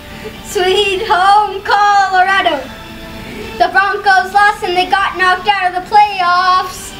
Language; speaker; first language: English; native; English